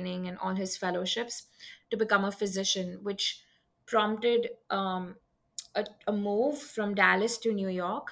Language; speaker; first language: English; non-native, local second language; Hindi